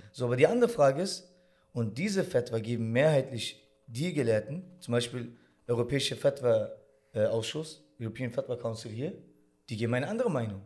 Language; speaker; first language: German; early bilingual, other home language; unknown